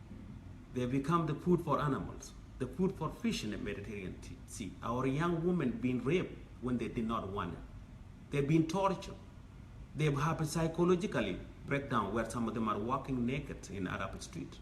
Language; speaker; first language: English; non-native, fluent; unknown